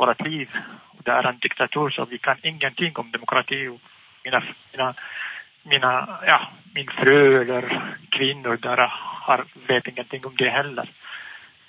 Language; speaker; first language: Swedish; non-native, learner; Arabic